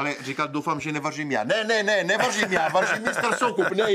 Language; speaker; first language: Czech; non-native, learner; Italian